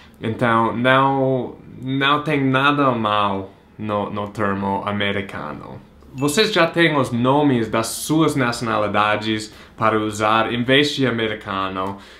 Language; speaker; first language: Portuguese; non-native, fluent; English